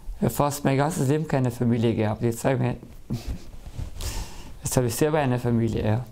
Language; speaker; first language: German; early bilingual, other home language; Kurdish